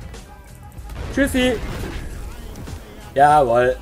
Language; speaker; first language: German; native; German